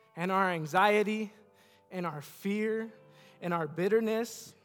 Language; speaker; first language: English; native; English